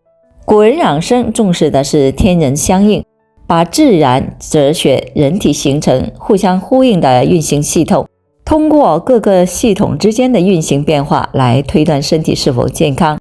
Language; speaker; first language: Chinese; native; Chinese